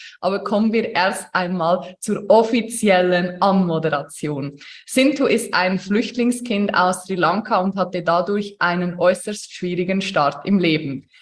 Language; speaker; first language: German; native; German